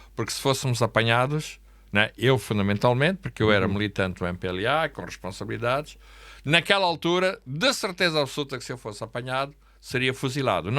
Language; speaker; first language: Portuguese; native; Portuguese